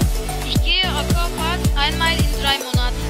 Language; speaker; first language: German; non-native, learner; Turkish